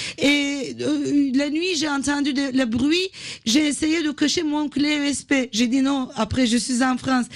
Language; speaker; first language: French; non-native, fluent; Turkish